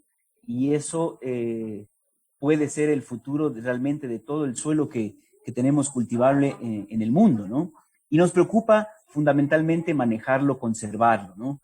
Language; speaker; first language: Spanish; native; Spanish